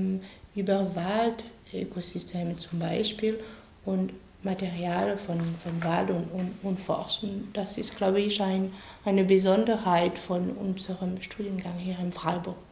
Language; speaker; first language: German; non-native, fluent; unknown